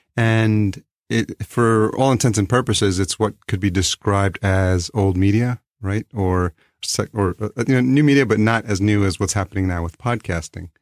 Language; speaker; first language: English; early bilingual, other home language; Spanish